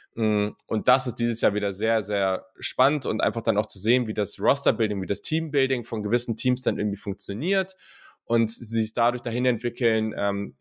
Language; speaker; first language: German; native; German